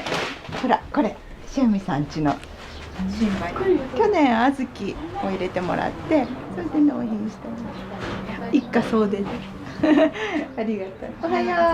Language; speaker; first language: Japanese; native; Japanese